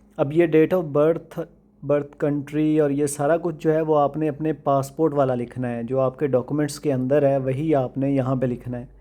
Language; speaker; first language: Urdu; non-native, local second language; Punjabi